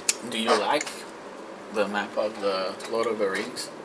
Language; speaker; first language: English; non-native, fluent; Italian